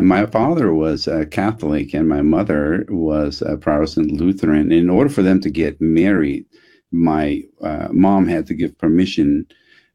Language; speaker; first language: English; non-native, fluent; Dutch